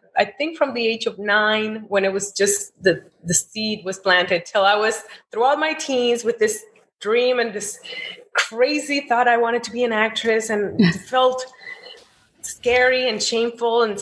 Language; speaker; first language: English; non-native, fluent; Spanish